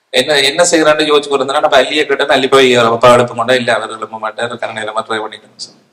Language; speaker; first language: Tamil; native; Tamil